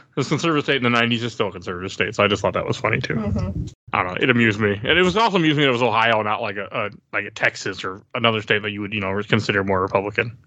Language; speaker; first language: English; native; English